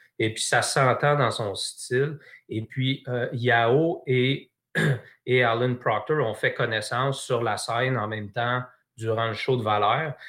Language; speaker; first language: French; native; French